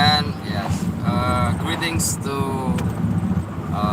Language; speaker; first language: English; non-native, learner; Indonesian